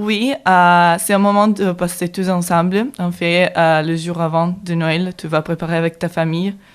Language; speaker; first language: French; non-native, learner; Italian